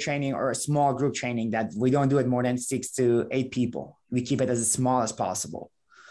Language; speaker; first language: English; non-native, fluent; Persian